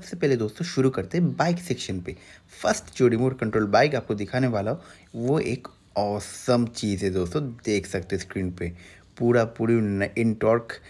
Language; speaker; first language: Hindi; non-native, local second language; Bangla